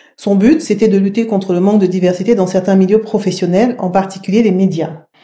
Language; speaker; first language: French; native; French